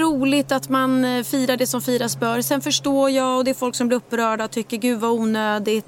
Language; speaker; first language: Swedish; native; Swedish